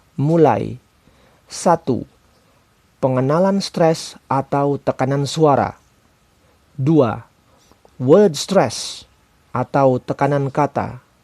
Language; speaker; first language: Indonesian; native; Indonesian